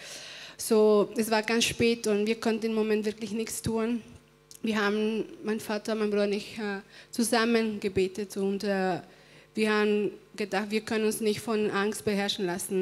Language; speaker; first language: German; non-native, fluent; Spanish